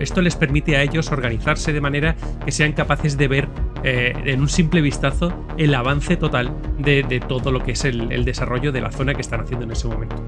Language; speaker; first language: Spanish; native; Spanish